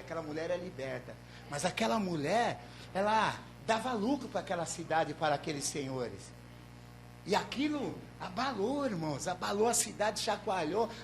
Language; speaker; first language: Portuguese; native; Portuguese